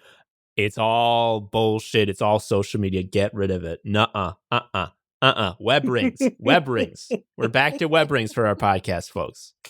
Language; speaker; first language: English; native; English